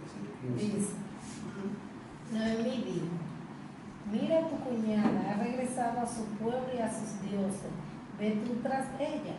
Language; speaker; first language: Spanish; native; Spanish